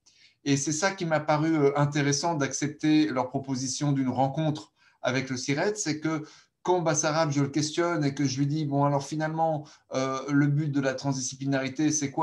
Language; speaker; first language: French; native; French